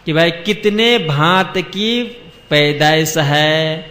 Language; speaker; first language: Hindi; non-native, local second language; Gujarati